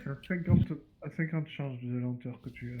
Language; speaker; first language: French; native; French